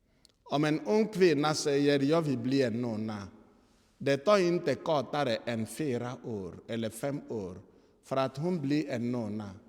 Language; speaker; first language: Swedish; non-native, fluent; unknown